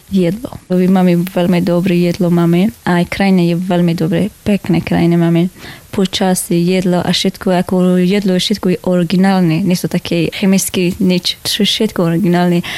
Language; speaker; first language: Slovak; non-native, learner; Persian